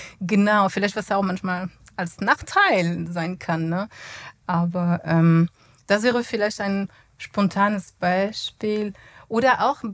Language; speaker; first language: German; non-native, fluent; French